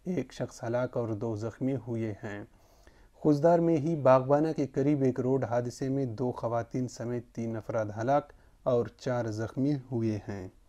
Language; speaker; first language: Urdu; non-native, local second language; Baluchi